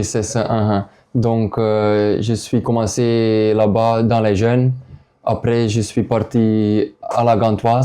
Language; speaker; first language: French; non-native, local second language; Dutch